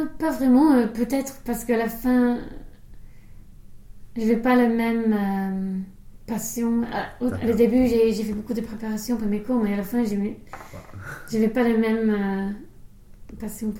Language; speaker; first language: French; non-native, fluent; English